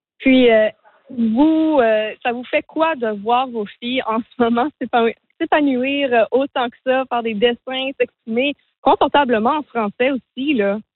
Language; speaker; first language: French; native; French